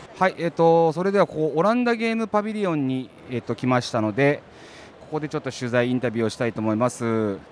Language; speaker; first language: Japanese; native; Japanese